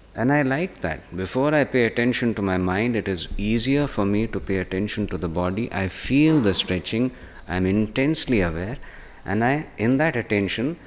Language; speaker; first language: English; non-native, local second language; Hindi